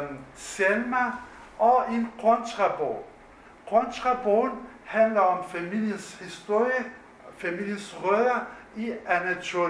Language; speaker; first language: Danish; non-native, fluent; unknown